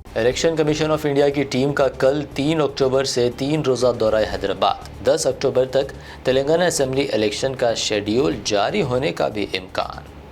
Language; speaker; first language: Urdu; native; Urdu